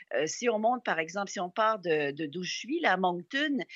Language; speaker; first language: French; native; French